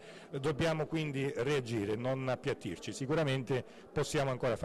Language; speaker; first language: Italian; native; Italian